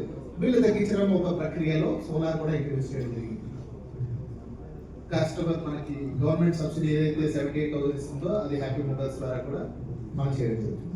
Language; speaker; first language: Telugu; native; Telugu